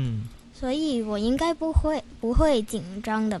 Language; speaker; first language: Chinese; non-native, local second language; Cantonese